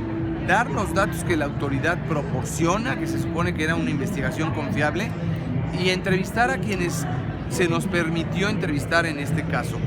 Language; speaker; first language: Spanish; native; Spanish